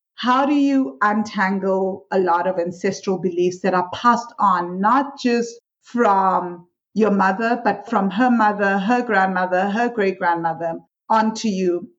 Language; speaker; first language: English; non-native, local second language; Swati